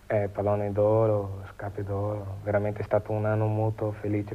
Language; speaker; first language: Italian; non-native, learner; Portuguese